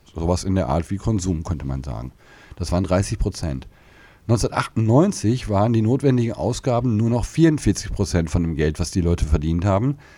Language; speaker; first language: German; native; German